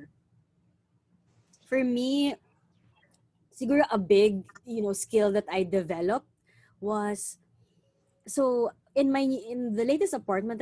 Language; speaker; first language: English; non-native, local second language; Filipino